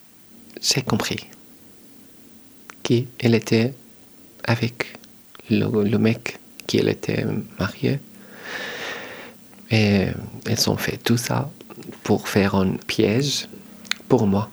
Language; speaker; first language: French; non-native, learner; Arabic